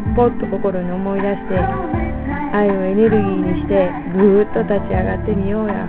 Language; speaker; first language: Japanese; native; Japanese